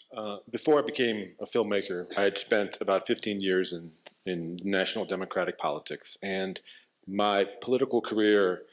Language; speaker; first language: English; native; English